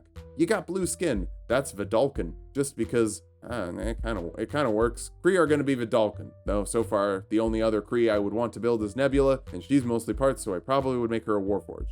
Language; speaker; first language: English; native; English